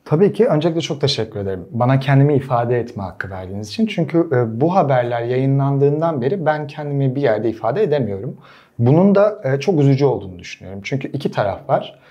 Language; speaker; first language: Turkish; native; Turkish